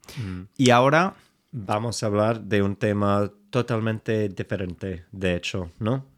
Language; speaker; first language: Spanish; non-native, fluent; English